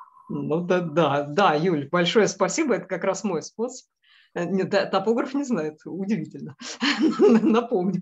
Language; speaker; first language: Russian; native; Russian